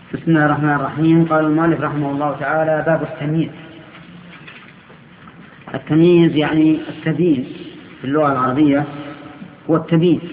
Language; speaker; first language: Arabic; native; Arabic